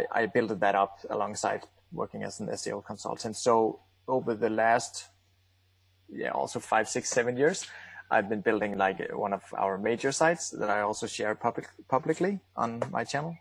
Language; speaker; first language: English; non-native, fluent; Danish